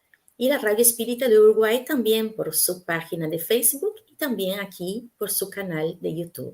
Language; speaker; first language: Spanish; native; Spanish